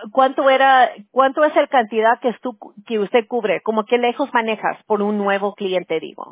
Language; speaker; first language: Spanish; early bilingual, heritage; Spanish